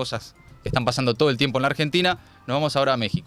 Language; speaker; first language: Spanish; native; Spanish